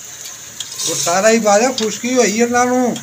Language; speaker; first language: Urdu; non-native, local second language; Punjabi